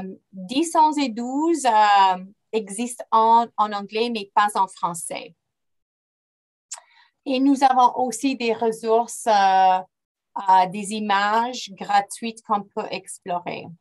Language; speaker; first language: French; non-native, fluent; English